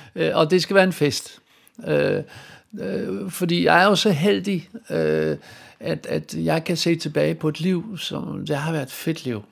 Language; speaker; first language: Danish; non-native, fluent; Dutch